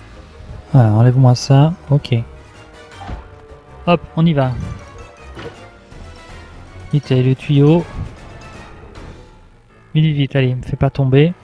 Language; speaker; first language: French; native; French